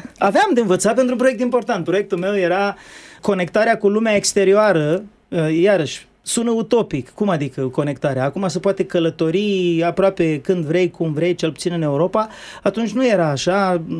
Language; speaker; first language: Romanian; native; Romanian